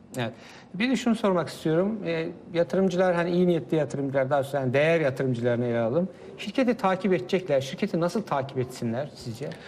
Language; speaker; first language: Turkish; native; Turkish